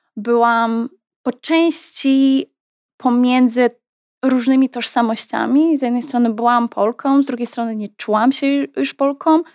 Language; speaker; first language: Polish; native; Polish